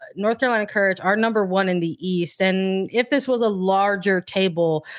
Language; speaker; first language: English; native; English